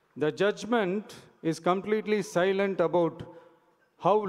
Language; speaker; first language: English; non-native, local second language; Tamil